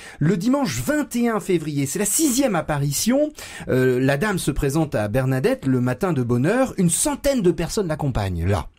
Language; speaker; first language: French; native; French